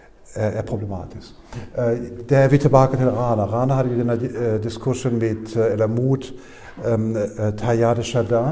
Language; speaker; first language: Swedish; non-native, fluent; German